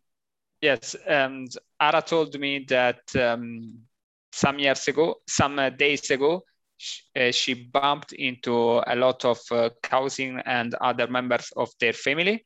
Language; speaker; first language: English; non-native, learner; Italian